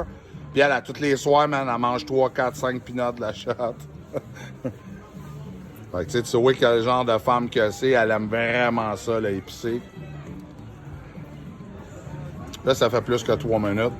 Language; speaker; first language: French; native; French